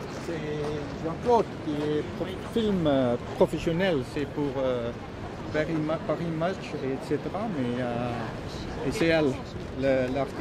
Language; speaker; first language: French; non-native, learner; Dutch